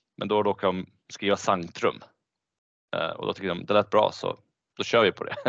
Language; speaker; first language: Swedish; early bilingual, other home language; Bosnian